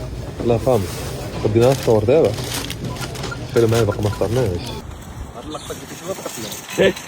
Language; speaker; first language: Arabic; native; Arabic